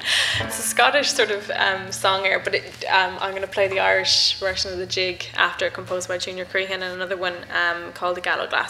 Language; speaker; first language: English; native; English